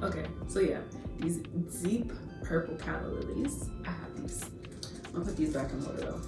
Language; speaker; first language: English; native; English